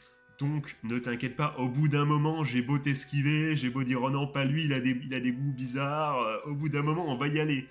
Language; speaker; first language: French; native; French